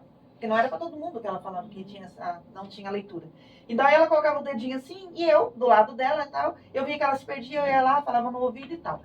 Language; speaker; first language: Portuguese; native; Portuguese